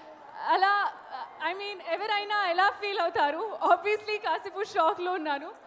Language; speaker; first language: Telugu; non-native, learner; Hindi